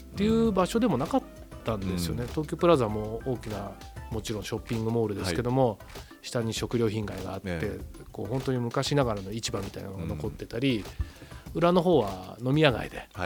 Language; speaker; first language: Japanese; native; Japanese